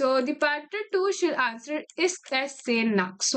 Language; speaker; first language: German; non-native, learner; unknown